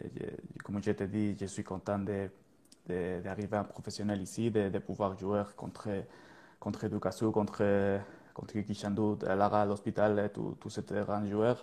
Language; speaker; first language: French; non-native, learner; Spanish